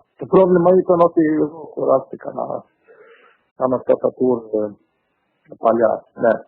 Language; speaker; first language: Greek; early bilingual, heritage; Greek